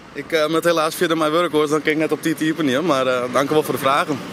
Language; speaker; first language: Dutch; non-native, local second language; Western Frisian